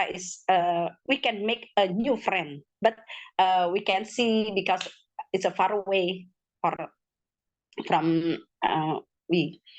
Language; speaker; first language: English; non-native, learner; Indonesian